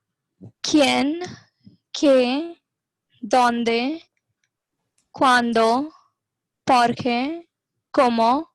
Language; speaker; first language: Spanish; non-native, learner; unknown